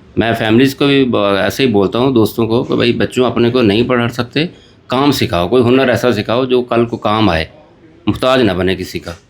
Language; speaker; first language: Urdu; non-native, local second language; Punjabi